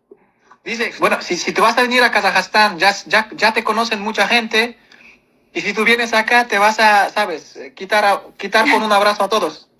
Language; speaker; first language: Spanish; non-native, fluent; Kazakh